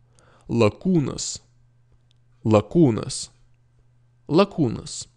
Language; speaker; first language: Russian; non-native, fluent; Lithuanian